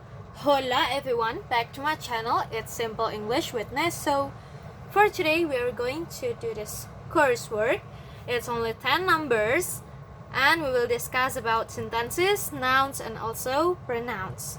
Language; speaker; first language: English; non-native, fluent; Indonesian